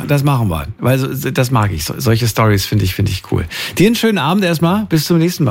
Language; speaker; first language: German; native; German